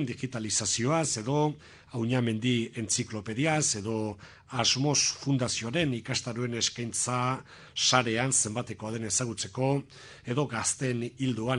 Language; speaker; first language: Basque; native; Basque